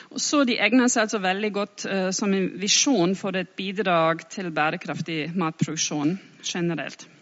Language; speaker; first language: Norwegian; non-native, fluent; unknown